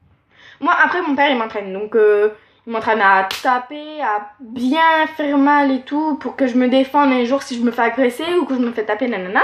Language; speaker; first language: French; native; French